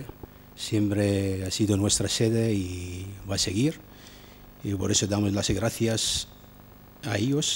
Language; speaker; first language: Spanish; non-native, fluent; Arabic